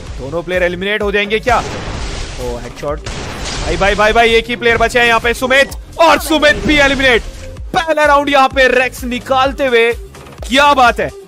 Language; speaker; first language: Hindi; native; Hindi